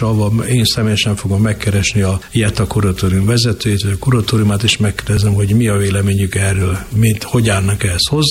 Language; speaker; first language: Hungarian; native; Hungarian